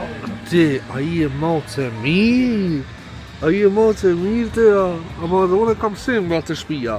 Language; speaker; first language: Albanian; native; Albanian